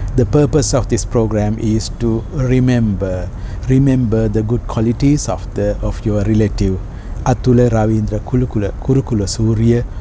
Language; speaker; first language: English; non-native, local second language; Sinhala